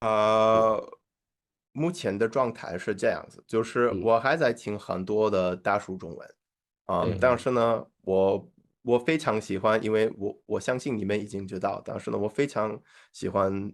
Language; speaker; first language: Chinese; non-native, fluent; English